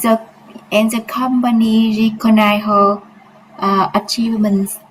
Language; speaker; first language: English; non-native, learner; Vietnamese